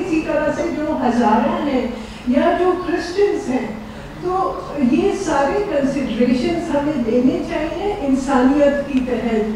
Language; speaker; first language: Urdu; native; Urdu